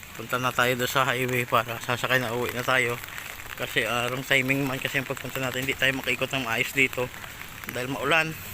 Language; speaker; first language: Filipino; non-native, local second language; Hiligaynon